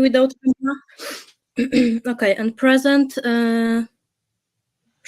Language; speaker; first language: English; non-native, learner; Polish